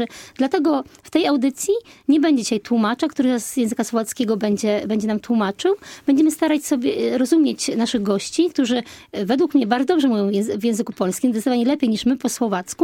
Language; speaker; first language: Polish; native; Polish